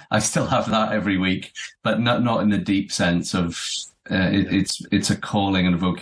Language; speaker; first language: English; native; English